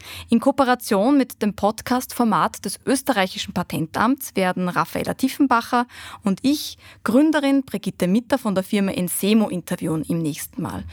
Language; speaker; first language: German; native; German